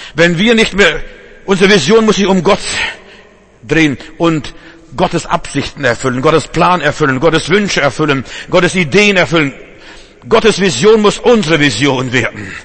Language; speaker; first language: German; non-native, fluent; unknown